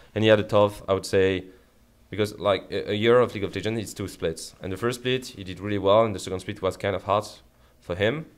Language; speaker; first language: English; non-native, fluent; French